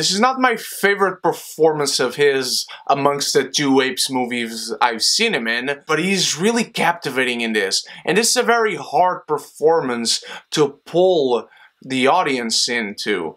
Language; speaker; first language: English; non-native, fluent; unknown